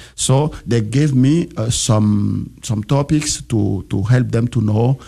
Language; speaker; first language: English; non-native, learner; French